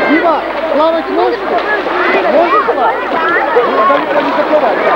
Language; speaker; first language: Russian; native; Russian